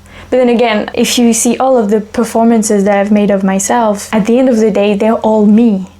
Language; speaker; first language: English; non-native, fluent; French